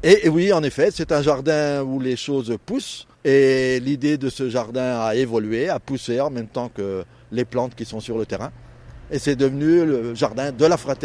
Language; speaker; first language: French; native; French